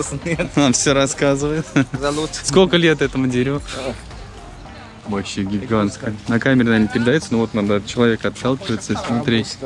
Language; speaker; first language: Russian; native; Russian